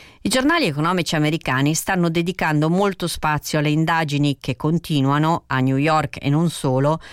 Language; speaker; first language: Italian; native; Italian